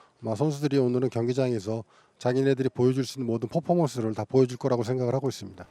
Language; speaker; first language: Korean; native; Korean